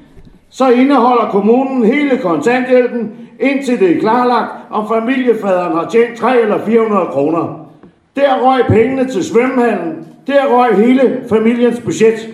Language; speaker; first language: Danish; native; Danish